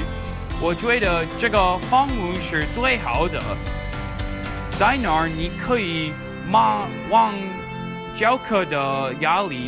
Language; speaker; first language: Chinese; non-native, learner; English